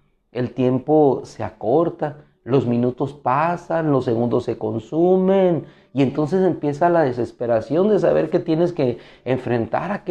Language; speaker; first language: Spanish; native; Spanish